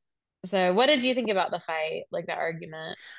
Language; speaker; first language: English; native; English